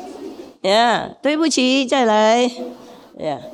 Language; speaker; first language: English; non-native, fluent; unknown